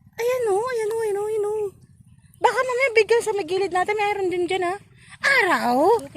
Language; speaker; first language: Filipino; non-native, local second language; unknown